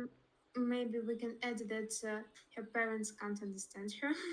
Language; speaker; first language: English; non-native, learner; Russian